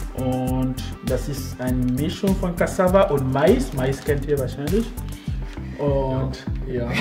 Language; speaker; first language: German; non-native, fluent; Ewe